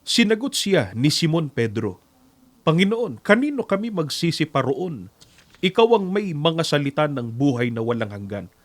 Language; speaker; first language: Filipino; native; Filipino